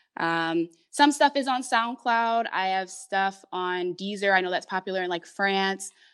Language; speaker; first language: English; native; English